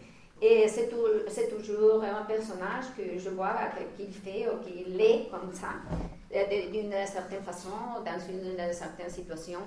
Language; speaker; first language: French; non-native, fluent; Spanish